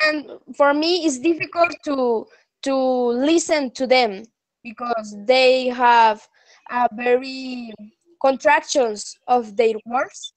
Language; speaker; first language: English; non-native, learner; Spanish